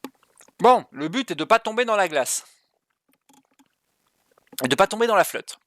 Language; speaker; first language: French; native; French